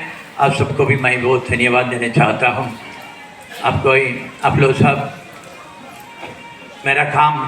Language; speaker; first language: Hindi; non-native, local second language; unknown